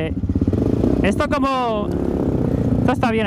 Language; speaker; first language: Spanish; native; Spanish